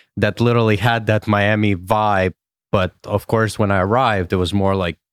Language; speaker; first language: English; early bilingual, other home language; Russian